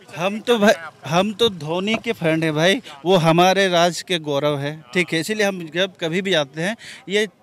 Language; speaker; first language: Hindi; native; Hindi